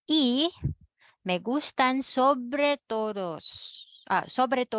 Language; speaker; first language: Spanish; non-native, fluent; Filipino